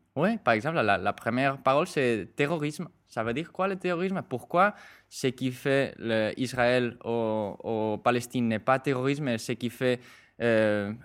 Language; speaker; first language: French; non-native, fluent; Spanish